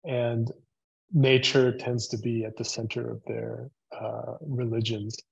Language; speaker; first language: English; native; English